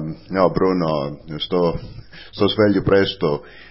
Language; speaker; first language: Italian; non-native, learner; English